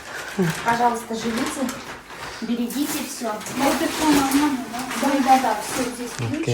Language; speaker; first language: Russian; native; Russian